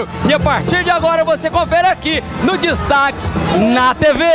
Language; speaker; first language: Portuguese; native; Portuguese